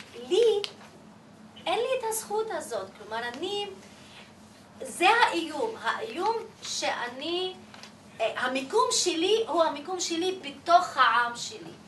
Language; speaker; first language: Hebrew; non-native, local second language; Arabic